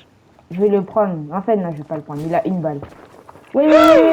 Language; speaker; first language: French; native; French